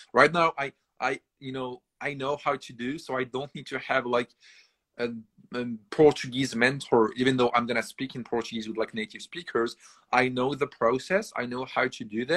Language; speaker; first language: English; non-native, fluent; French